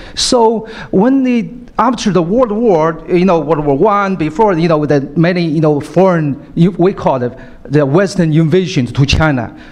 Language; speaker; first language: English; non-native, fluent; Chinese